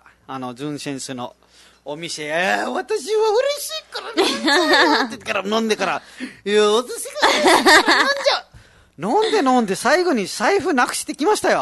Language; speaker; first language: Japanese; non-native, fluent; Nepali